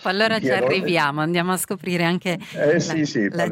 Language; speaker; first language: Italian; native; Italian